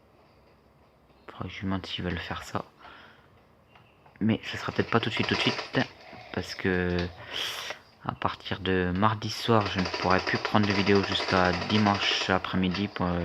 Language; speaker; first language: French; native; French